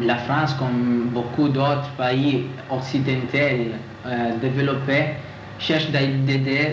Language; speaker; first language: French; non-native, learner; Italian